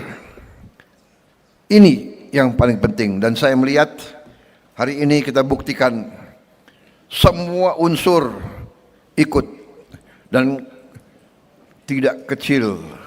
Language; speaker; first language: Indonesian; native; Indonesian